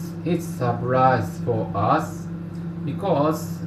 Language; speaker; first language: English; non-native, learner; Japanese